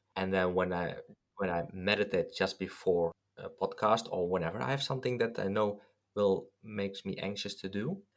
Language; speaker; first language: English; non-native, fluent; Dutch